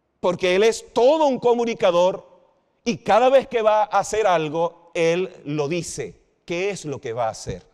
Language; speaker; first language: Spanish; native; Spanish